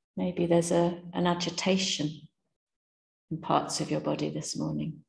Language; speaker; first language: English; native; English